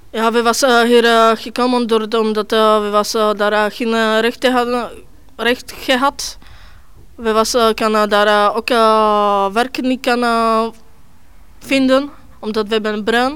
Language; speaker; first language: Dutch; non-native, learner; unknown